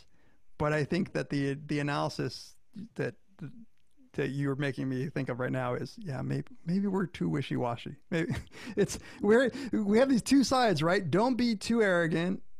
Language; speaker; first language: English; native; English